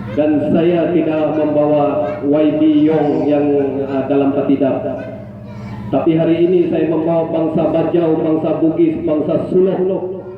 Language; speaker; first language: Malay; non-native, local second language; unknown